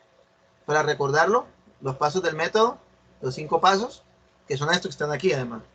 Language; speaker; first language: Spanish; native; Spanish